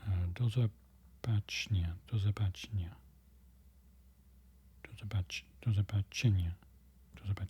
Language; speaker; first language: Polish; non-native, learner; English